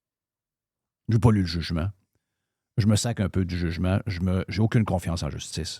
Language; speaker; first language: French; native; French